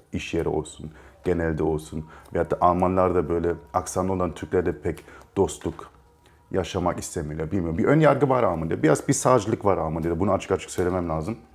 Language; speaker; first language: Turkish; early bilingual, heritage; Turkish